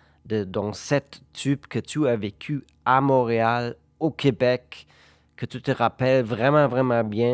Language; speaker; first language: French; non-native, fluent; German